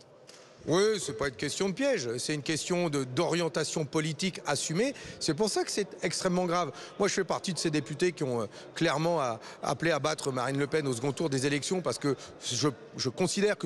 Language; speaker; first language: French; native; French